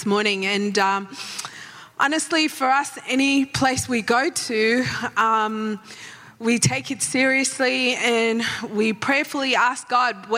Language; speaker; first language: English; non-native, local second language; Sinhala